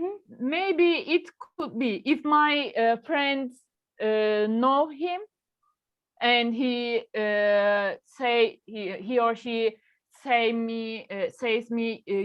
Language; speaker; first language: English; non-native, learner; Turkish